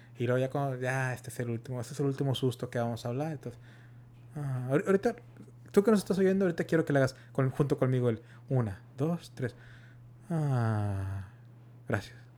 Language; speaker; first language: Spanish; early bilingual, heritage; Spanish